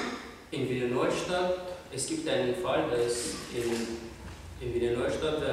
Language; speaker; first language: German; non-native, fluent; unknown